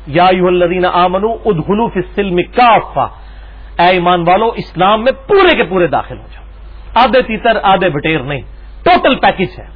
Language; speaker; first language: Urdu; non-native, local second language; Punjabi